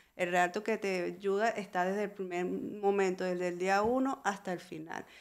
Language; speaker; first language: Spanish; native; Spanish